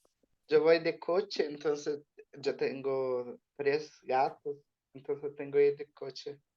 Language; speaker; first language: Spanish; non-native, learner; Portuguese